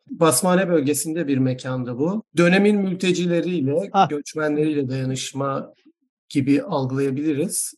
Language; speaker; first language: Turkish; native; Turkish